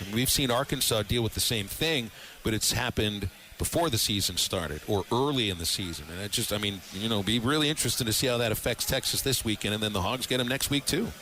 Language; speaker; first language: English; native; English